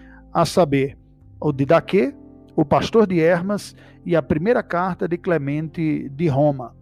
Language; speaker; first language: Portuguese; native; Portuguese